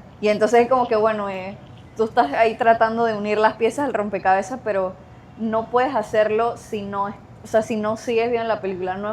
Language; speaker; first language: Spanish; native; Spanish